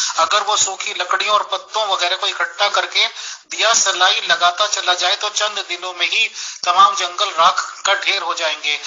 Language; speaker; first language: Urdu; non-native, local second language; Hindi